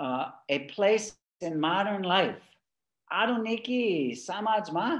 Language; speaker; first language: Nepali; non-native, fluent; English